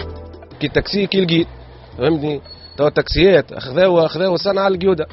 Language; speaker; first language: Arabic; native; Arabic